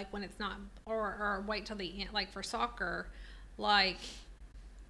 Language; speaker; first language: English; native; English